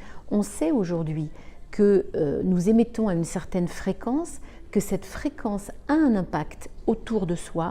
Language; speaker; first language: French; native; French